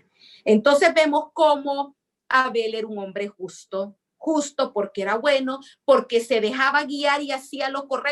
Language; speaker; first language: Spanish; native; Spanish